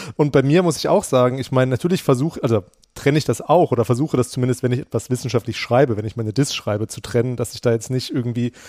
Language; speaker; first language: German; native; German